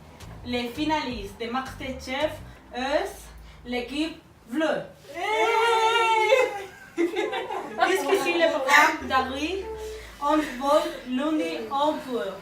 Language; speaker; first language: French; non-native, learner; Spanish